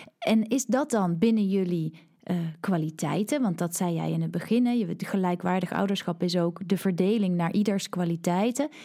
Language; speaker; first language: Dutch; native; Dutch